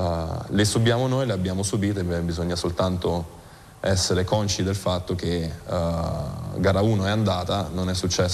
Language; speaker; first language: Italian; native; Italian